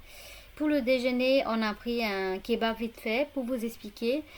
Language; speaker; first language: French; non-native, fluent; Burmese